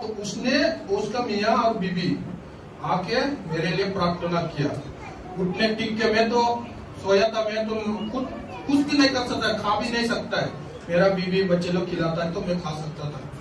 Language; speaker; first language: Hindi; non-native, local second language; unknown